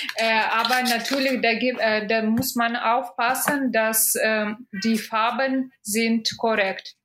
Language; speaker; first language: German; non-native, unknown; Russian